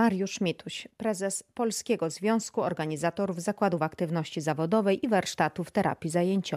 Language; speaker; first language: Polish; native; Polish